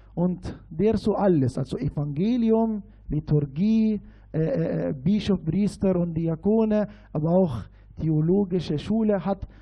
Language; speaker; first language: German; non-native, fluent; Arabic